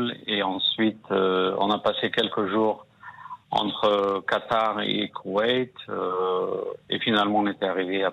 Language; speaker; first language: French; non-native, fluent; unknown